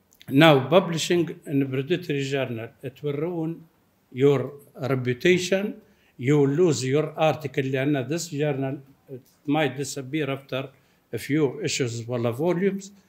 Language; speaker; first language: English; non-native, fluent; Arabic